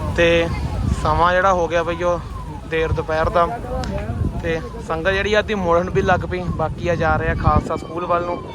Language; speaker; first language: Punjabi; native; Punjabi